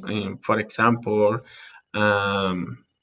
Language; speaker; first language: English; non-native, learner; Spanish